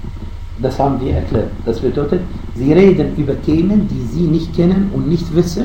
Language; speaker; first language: German; non-native, fluent; Arabic